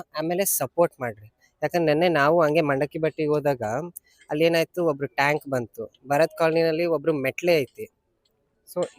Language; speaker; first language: Kannada; non-native, local second language; Urdu